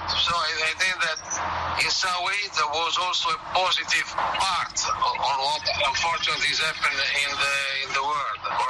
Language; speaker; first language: English; non-native, fluent; Italian